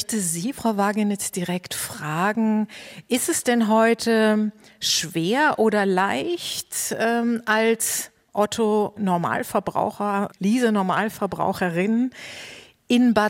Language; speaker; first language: German; native; German